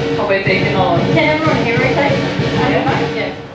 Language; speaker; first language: English; non-native, fluent; Russian